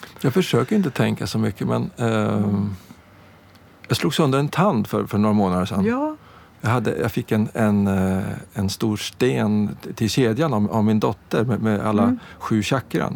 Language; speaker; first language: Swedish; native; Swedish